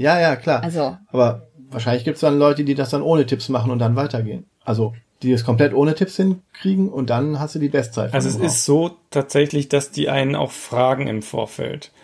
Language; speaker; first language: German; native; German